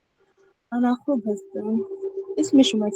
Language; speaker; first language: Persian; non-native, learner; Urdu